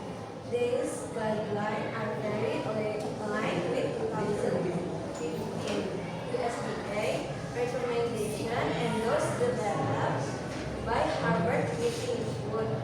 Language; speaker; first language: English; non-native, learner; Indonesian